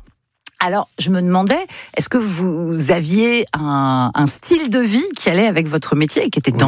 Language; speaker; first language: French; native; French